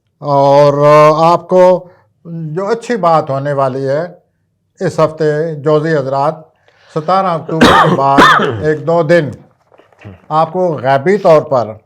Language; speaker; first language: Urdu; native; Urdu